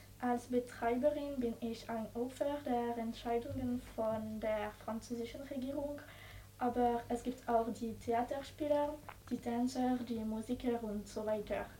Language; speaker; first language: German; non-native, learner; French